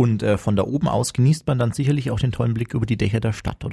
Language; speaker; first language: German; native; German